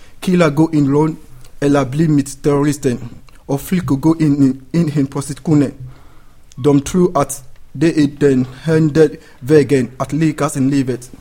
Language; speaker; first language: Swedish; non-native, learner; English